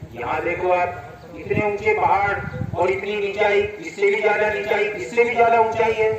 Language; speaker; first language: Hindi; native; Hindi